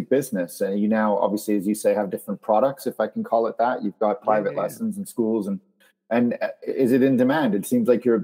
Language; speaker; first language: English; native; English